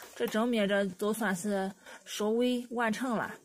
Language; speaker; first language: Chinese; native; Chinese